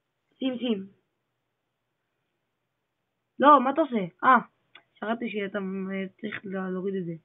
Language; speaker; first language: Hebrew; native; Hebrew